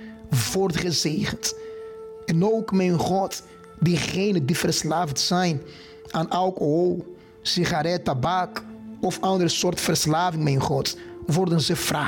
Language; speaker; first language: Dutch; non-native, fluent; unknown